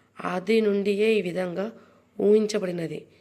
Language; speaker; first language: Telugu; non-native, learner; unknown